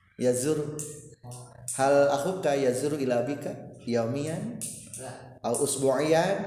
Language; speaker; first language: Arabic; non-native, learner; Indonesian